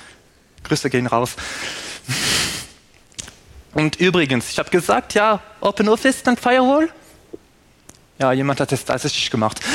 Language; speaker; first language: German; non-native, fluent; French